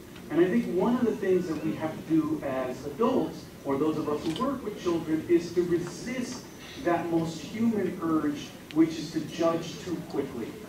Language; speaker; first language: English; early bilingual, other home language; Spanish